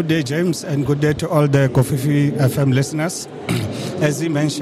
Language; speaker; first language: English; non-native, local second language; Northern Sotho